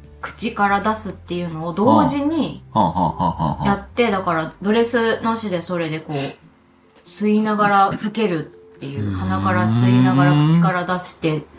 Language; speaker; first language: Japanese; native; Japanese